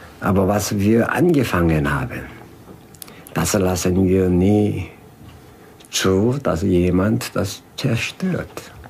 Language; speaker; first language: German; non-native, fluent; Korean